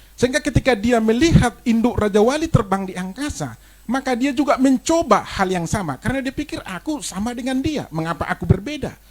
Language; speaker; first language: Indonesian; non-native, local second language; Batak Toba